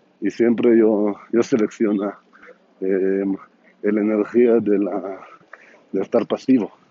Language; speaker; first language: Spanish; non-native, learner; Hebrew